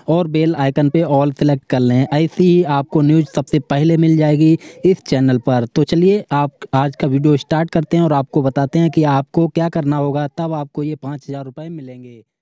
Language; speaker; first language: Hindi; native; Hindi